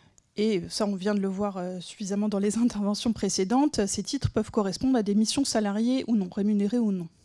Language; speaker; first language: French; native; French